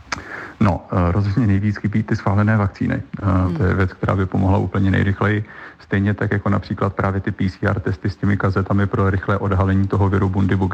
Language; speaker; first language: Czech; native; Czech